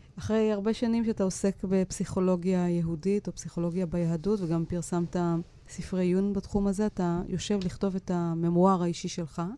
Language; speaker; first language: Hebrew; native; Hebrew